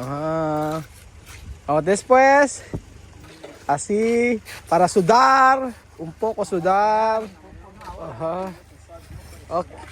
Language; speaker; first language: Spanish; non-native, learner; Filipino